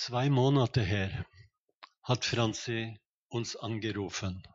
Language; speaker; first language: German; non-native, fluent; Norwegian